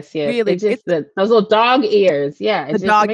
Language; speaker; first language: English; native; English